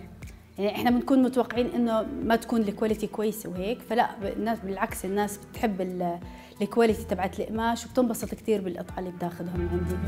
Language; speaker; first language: Arabic; native; Arabic